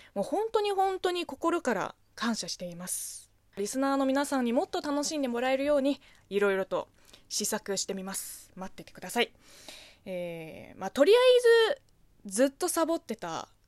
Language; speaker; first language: Japanese; non-native, fluent; Chinese